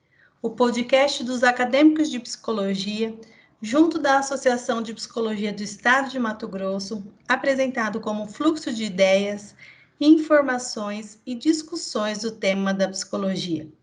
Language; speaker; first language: Portuguese; native; Portuguese